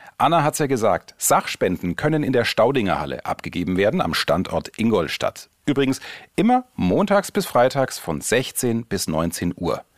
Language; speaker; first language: German; native; German